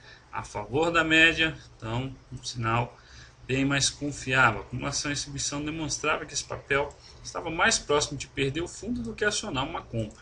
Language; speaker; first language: Portuguese; native; Portuguese